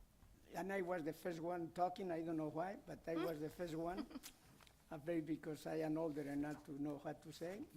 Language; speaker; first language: English; non-native, fluent; Spanish